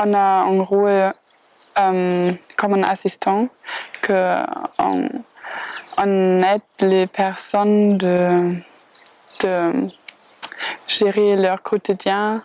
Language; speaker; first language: French; non-native, fluent; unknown